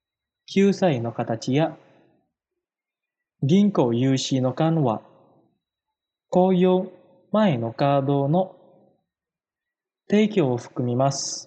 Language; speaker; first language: Japanese; non-native, fluent; Indonesian